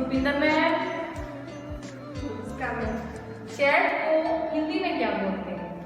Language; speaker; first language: Hindi; native; Hindi